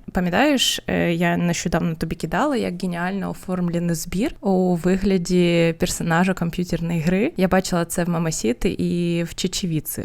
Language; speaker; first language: Ukrainian; non-native, local second language; Russian